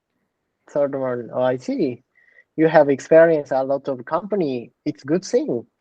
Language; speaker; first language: English; non-native, learner; Japanese